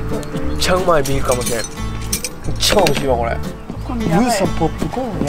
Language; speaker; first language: Japanese; native; Japanese